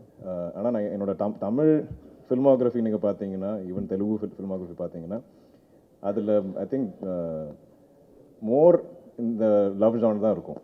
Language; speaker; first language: Tamil; non-native, local second language; Malayalam